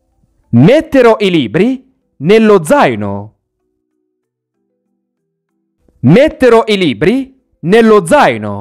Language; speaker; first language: Italian; non-native, learner; Arabic